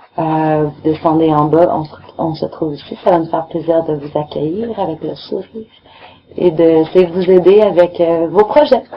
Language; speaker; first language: French; native; French